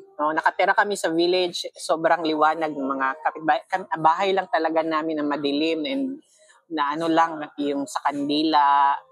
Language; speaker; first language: Filipino; non-native, local second language; Cebuano